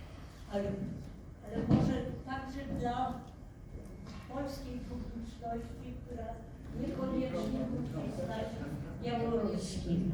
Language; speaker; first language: Polish; non-native, fluent; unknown